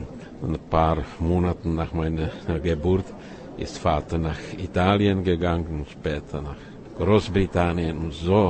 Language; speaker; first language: German; non-native, fluent; Czech